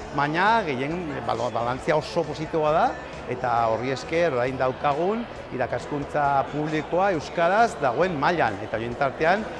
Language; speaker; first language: Basque; non-native, local second language; Spanish